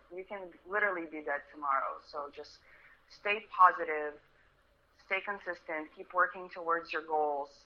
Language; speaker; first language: English; early bilingual, other home language; Russian